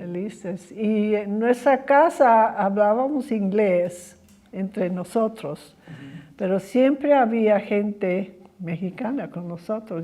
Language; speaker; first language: Spanish; early bilingual, other home language; English